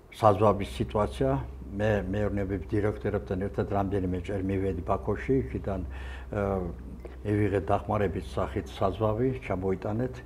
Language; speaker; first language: Georgian; non-native, local second language; Azerbaijani